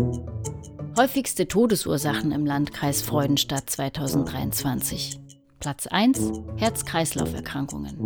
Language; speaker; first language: German; native; German